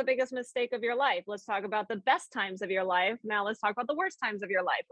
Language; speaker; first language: English; native; English